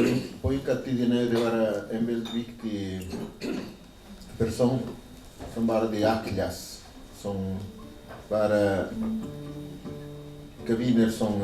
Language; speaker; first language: Swedish; non-native, learner; Spanish